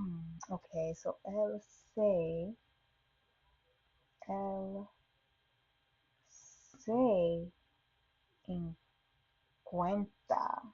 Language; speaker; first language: Spanish; non-native, learner; English